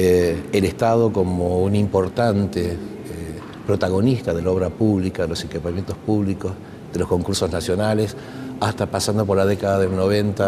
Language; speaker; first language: Spanish; native; Spanish